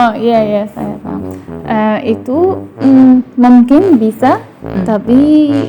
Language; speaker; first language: Indonesian; non-native, learner; Arabic